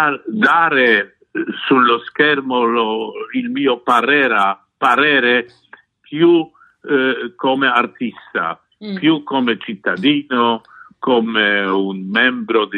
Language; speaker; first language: Italian; non-native, fluent; Polish